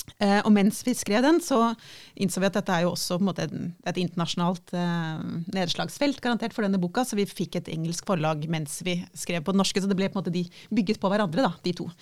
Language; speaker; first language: Norwegian; native; Norwegian